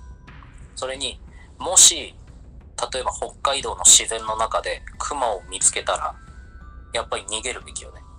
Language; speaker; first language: Japanese; native; Japanese